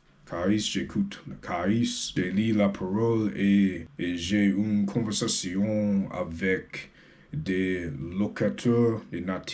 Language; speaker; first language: French; non-native, learner; English